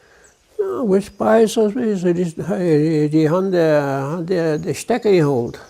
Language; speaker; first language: Portuguese; non-native, local second language; German